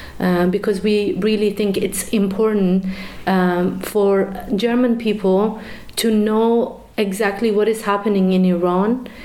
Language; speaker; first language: English; non-native, fluent; Persian